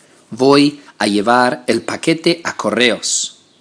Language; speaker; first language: Spanish; non-native, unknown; English